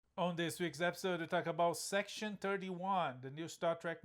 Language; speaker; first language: English; non-native, fluent; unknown